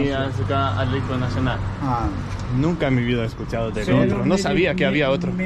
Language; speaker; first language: Spanish; non-native, learner; English